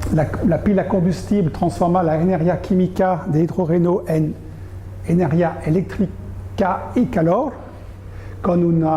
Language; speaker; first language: Spanish; non-native, learner; French